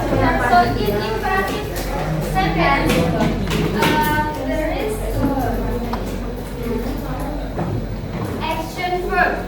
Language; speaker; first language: English; non-native, learner; Indonesian